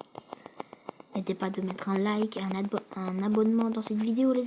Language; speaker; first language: French; native; French